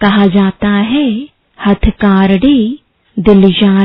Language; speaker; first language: Hindi; native; Hindi